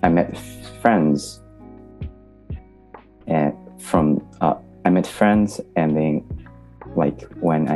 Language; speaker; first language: English; non-native, learner; Japanese